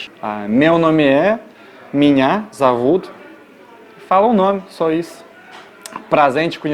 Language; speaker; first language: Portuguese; non-native, fluent; Russian